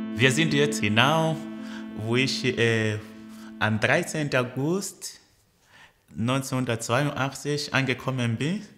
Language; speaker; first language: German; early bilingual, other home language; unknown